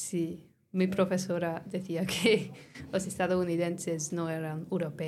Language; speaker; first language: Spanish; non-native, learner; English